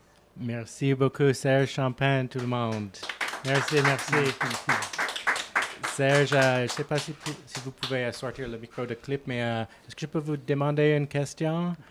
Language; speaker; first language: French; non-native, local second language; English